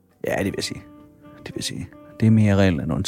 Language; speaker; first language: Danish; native; Danish